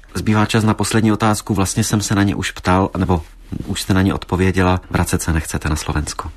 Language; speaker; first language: Czech; native; Czech